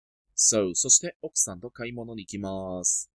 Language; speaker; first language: Japanese; non-native, fluent; Cantonese